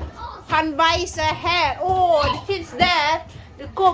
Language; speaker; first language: Swedish; non-native, learner; Cebuano